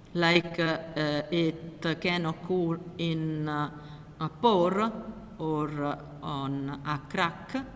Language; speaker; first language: English; non-native, fluent; Italian